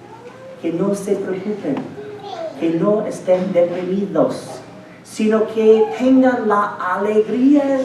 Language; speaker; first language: Spanish; non-native, fluent; English